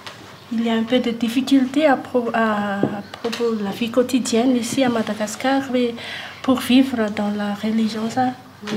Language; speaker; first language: French; non-native, local second language; Malagasy